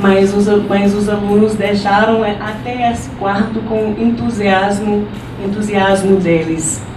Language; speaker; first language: Portuguese; non-native, fluent; English